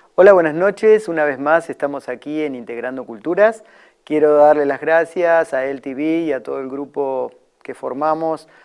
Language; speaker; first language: Spanish; native; Spanish